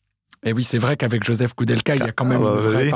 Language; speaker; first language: French; native; French